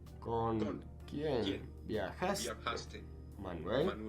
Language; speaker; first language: Spanish; non-native, fluent; English